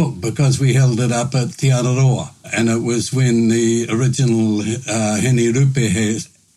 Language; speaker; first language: English; native; English